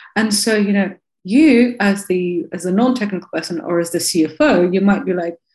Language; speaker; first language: English; non-native, fluent; Russian